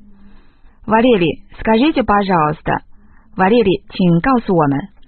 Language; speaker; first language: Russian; non-native, fluent; Chinese